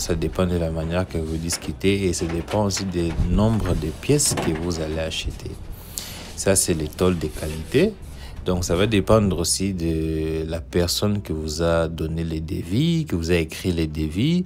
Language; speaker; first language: French; non-native, local second language; Lingala